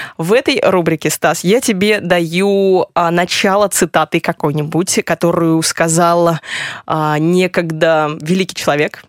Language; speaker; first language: Russian; native; Russian